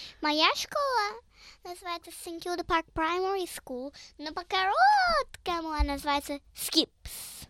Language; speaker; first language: Russian; early bilingual, heritage; Russian